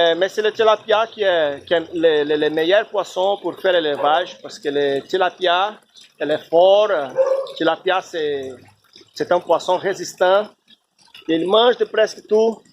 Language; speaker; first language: French; non-native, fluent; Portuguese